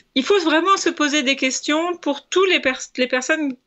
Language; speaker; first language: French; native; French